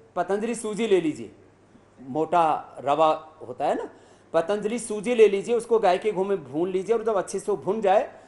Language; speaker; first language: Hindi; native; Hindi